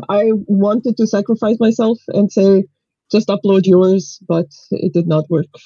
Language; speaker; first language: English; non-native, fluent; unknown